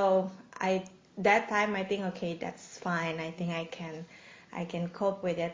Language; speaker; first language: English; non-native, fluent; Indonesian